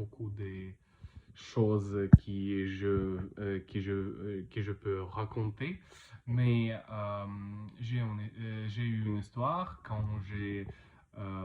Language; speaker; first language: French; non-native, learner; Russian